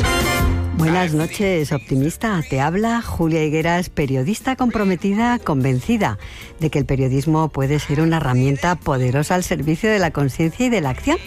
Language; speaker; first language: Spanish; native; Spanish